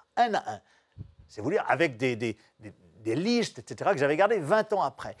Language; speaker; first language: French; native; French